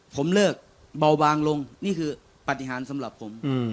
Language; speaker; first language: Thai; native; Thai